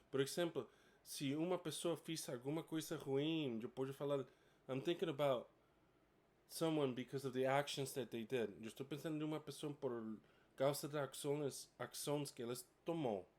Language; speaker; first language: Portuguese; non-native, fluent; English